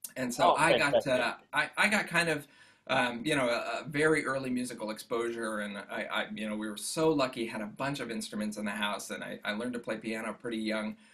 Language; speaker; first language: English; native; English